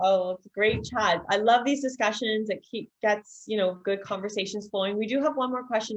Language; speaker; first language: English; native; English